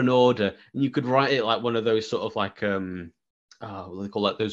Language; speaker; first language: English; native; English